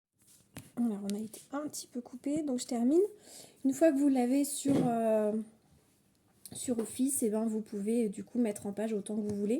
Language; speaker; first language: French; native; French